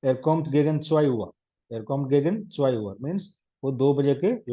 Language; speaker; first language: German; non-native, fluent; Hindi